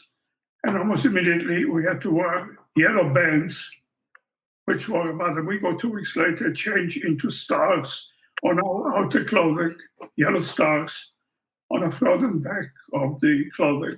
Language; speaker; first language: English; non-native, fluent; Polish